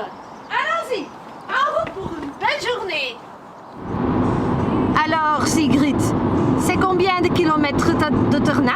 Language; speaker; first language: French; non-native, learner; Dutch